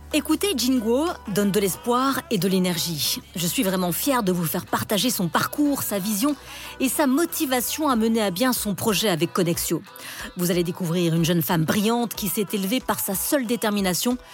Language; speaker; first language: French; native; French